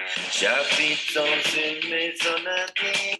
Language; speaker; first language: French; non-native, learner; Spanish